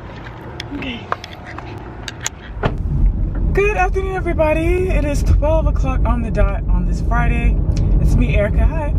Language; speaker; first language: English; native; English